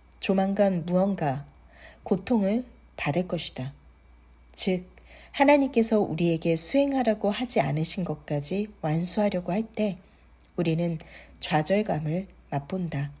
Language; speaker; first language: Korean; native; Korean